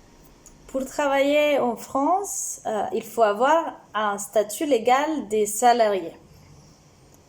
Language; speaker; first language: French; non-native, fluent; Spanish